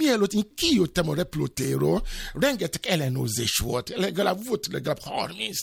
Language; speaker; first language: Hungarian; non-native, fluent; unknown